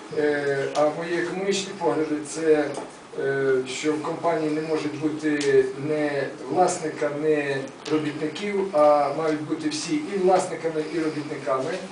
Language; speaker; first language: Ukrainian; native; Ukrainian